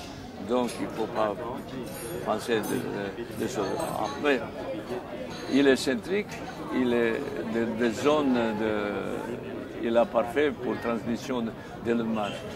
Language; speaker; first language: French; non-native, fluent; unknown